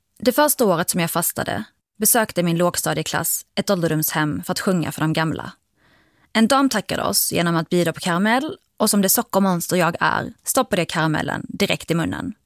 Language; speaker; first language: Swedish; early bilingual, other home language; Arabic